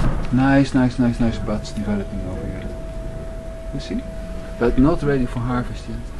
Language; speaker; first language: English; non-native, fluent; Dutch